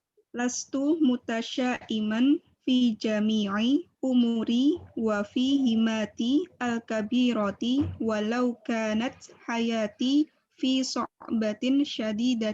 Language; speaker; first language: Arabic; non-native, learner; Indonesian